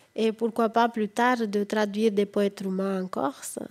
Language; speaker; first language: French; non-native, fluent; Romanian